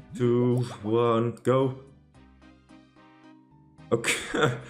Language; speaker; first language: English; non-native, fluent; Dutch